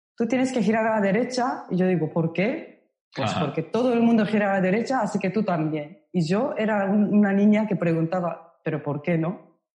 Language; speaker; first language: Spanish; non-native, fluent; Japanese